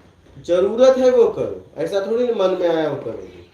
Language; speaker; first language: Hindi; native; Hindi